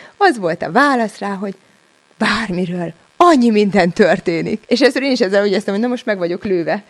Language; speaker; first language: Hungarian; native; Hungarian